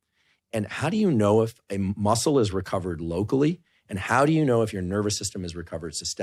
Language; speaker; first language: English; native; English